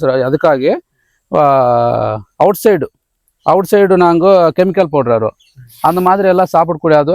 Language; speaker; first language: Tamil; non-native, local second language; Telugu